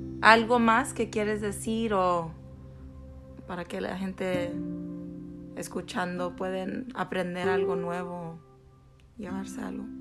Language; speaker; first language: Spanish; early bilingual, heritage; Spanish